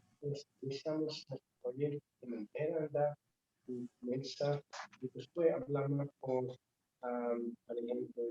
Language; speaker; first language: Spanish; non-native, learner; English